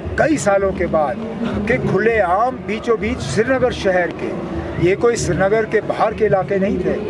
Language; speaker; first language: Hindi; non-native, local second language; Kashmiri